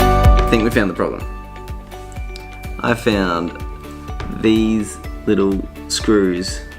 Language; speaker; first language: English; native; English